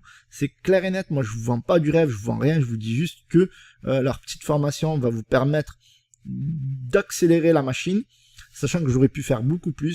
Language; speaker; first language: French; native; French